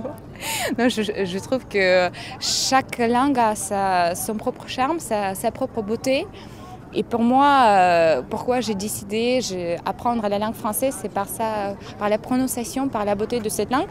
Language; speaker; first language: French; non-native, fluent; Russian